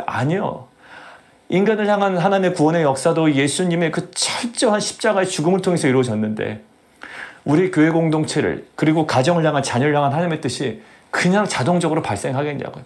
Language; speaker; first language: Korean; native; Korean